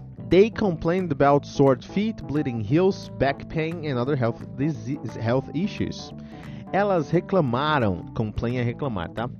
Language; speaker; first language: English; non-native, fluent; Portuguese